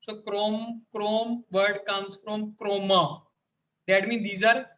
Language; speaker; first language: English; non-native, local second language; Punjabi